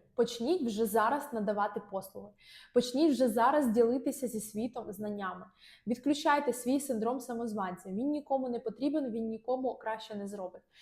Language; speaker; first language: Ukrainian; non-native, local second language; Russian